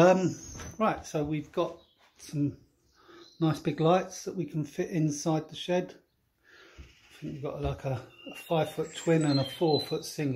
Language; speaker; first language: English; native; English